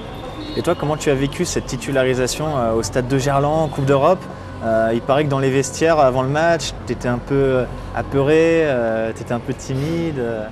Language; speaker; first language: French; native; French